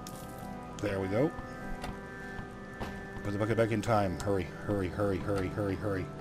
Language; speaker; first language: English; native; English